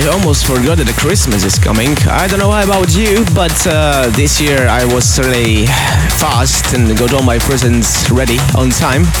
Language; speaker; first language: English; non-native, fluent; Slovak